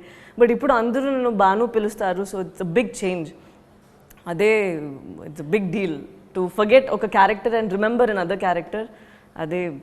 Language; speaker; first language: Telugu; non-native, learner; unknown